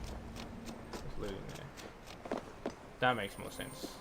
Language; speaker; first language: English; native; English